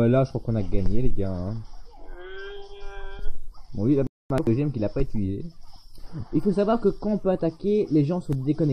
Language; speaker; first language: French; native; French